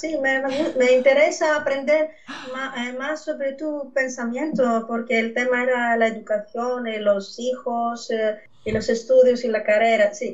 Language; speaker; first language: Spanish; non-native, fluent; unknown